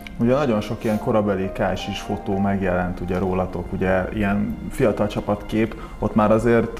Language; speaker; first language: Hungarian; native; Hungarian